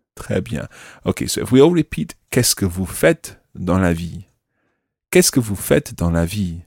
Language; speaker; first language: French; non-native, fluent; English